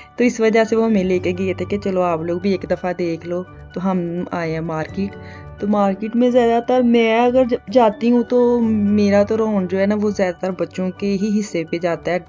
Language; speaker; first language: Urdu; native; Urdu